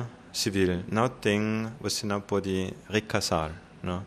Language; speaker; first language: Portuguese; non-native, fluent; German